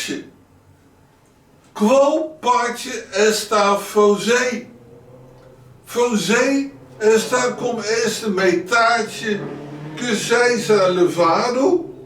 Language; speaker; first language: Portuguese; non-native, learner; Dutch